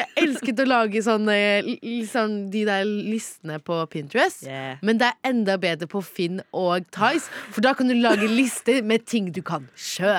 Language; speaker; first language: Norwegian; native; Norwegian